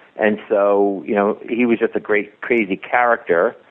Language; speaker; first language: English; native; English